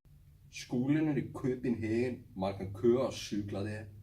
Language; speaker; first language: Danish; non-native, learner; Icelandic